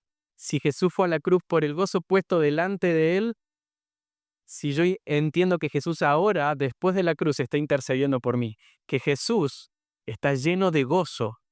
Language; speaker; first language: Spanish; native; Spanish